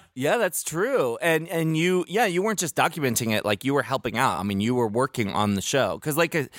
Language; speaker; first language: English; native; English